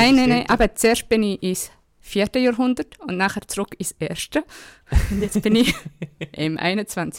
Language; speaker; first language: German; native; German